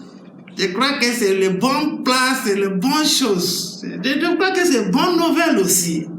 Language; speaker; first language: French; non-native, learner; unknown